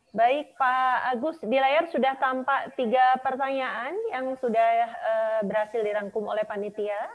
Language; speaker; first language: Indonesian; native; Indonesian